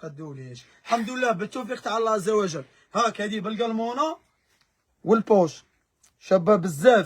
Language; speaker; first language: Arabic; native; Arabic